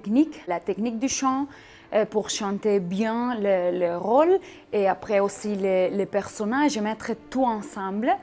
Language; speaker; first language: French; non-native, fluent; Catalan